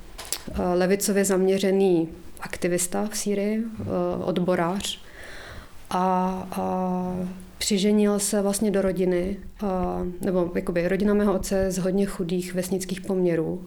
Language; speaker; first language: Czech; early bilingual, other home language; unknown